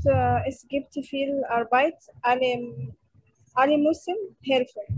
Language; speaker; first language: German; non-native, learner; Arabic